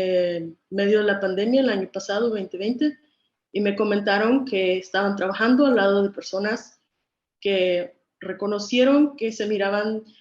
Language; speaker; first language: Spanish; early bilingual, other home language; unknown